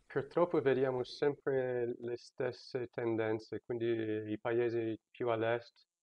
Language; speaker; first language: Italian; non-native, fluent; English